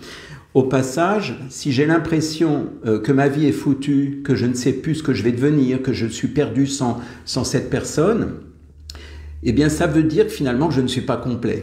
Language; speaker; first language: French; native; French